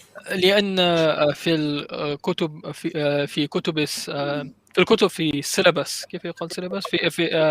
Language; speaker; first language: Arabic; non-native, learner; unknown